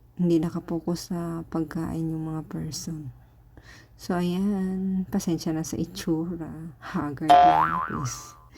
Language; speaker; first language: Filipino; native; Filipino